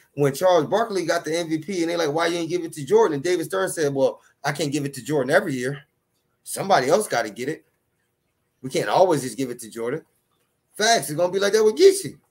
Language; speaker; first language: English; native; English